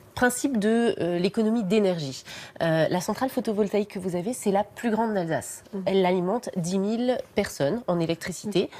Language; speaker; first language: French; native; French